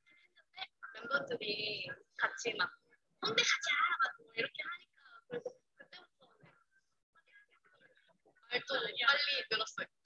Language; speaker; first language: Korean; non-native, fluent; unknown